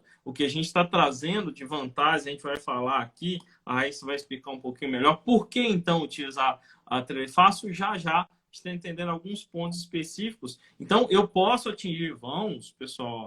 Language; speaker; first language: Portuguese; native; Portuguese